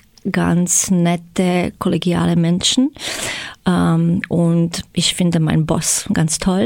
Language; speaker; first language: German; non-native, fluent; Croatian